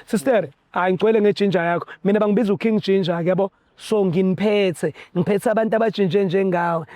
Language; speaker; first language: Zulu; native; Zulu